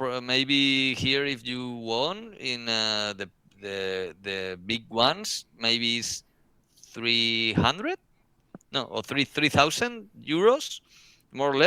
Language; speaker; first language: English; non-native, learner; Spanish